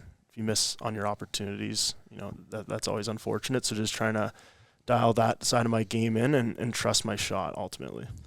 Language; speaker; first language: English; native; English